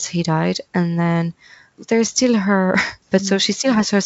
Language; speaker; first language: English; non-native, fluent; French